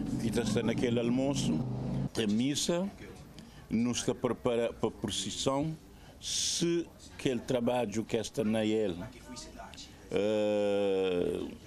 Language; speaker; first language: Portuguese; non-native, local second language; Kabuverdianu